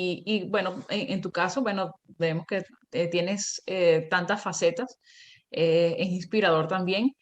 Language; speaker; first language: Spanish; native; Spanish